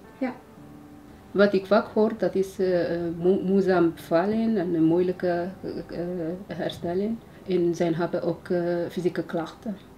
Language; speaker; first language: Dutch; non-native, learner; Tigrinya